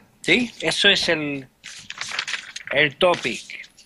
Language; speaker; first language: Spanish; non-native, fluent; French